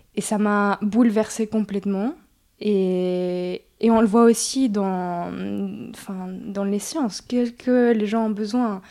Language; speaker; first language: French; early bilingual, other home language; Spanish